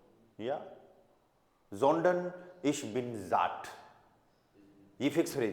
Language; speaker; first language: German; non-native, fluent; Hindi